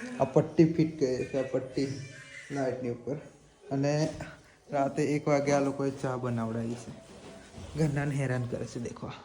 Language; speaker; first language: Gujarati; non-native, local second language; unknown